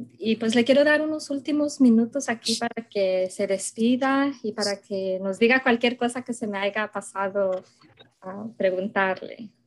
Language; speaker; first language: Spanish; early bilingual, heritage; Spanish